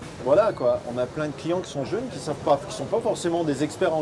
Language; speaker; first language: French; native; French